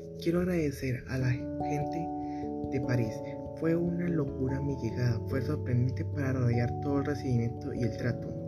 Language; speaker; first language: Spanish; native; Spanish